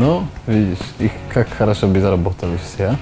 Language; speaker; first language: Russian; non-native, learner; Slovak